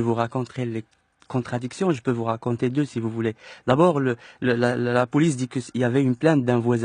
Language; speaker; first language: French; non-native, local second language; Arabic